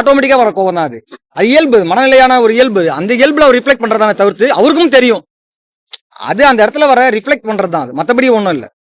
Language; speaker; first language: Tamil; native; Tamil